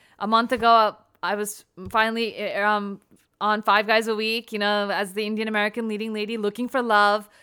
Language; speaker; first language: English; native; English